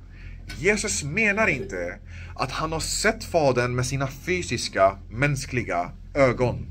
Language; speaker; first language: Swedish; non-native, local second language; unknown